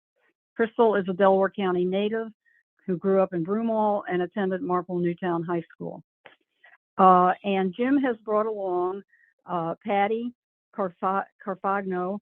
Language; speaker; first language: English; native; English